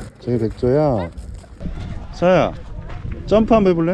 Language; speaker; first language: Korean; native; Korean